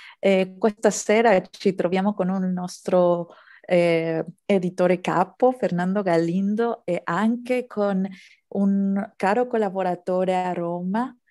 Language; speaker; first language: Italian; non-native, fluent; Spanish